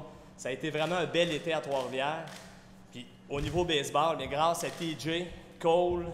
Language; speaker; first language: French; native; French